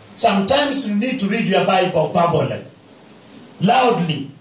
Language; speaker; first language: English; non-native, local second language; Swahili